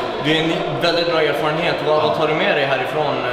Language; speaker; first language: Swedish; native; Swedish